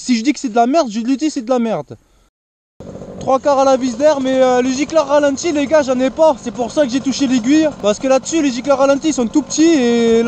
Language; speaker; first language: French; native; French